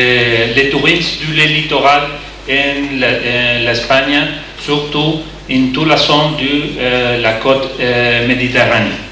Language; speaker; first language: French; non-native, learner; Spanish